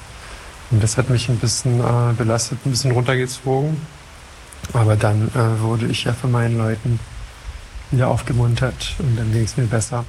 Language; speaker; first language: German; non-native, fluent; French